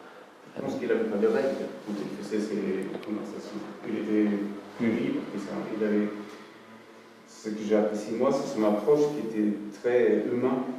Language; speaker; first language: French; non-native, fluent; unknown